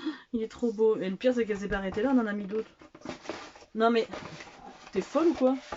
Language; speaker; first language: French; native; French